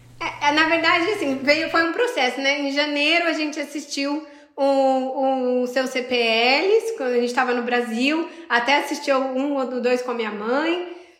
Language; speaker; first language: Portuguese; native; Portuguese